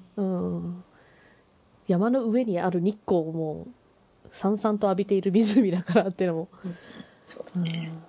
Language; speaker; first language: Japanese; early bilingual, heritage; Japanese